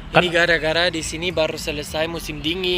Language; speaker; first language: Indonesian; non-native, fluent; German